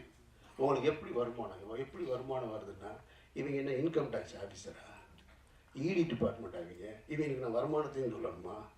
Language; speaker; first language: Tamil; native; Tamil